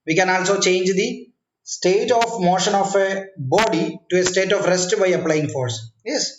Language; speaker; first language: English; non-native, local second language; Malayalam